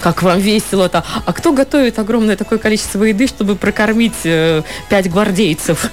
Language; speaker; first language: Russian; native; Russian